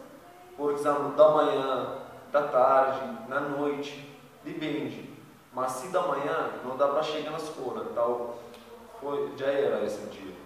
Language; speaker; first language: Portuguese; non-native, learner; Arabic